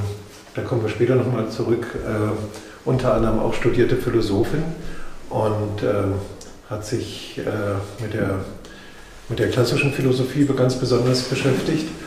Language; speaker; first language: German; native; German